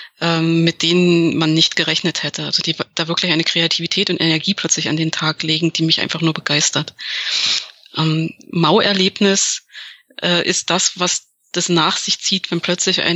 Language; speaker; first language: German; native; German